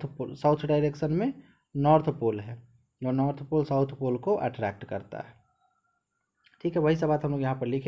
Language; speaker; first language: Hindi; native; Hindi